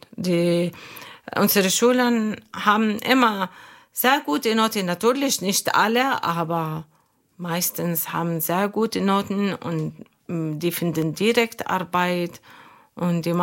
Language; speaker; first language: German; non-native, learner; Arabic